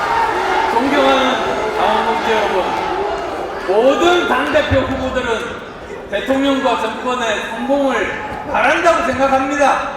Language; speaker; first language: Korean; native; Korean